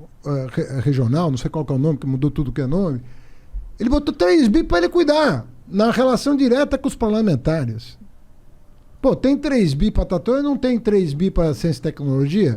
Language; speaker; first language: Portuguese; native; Portuguese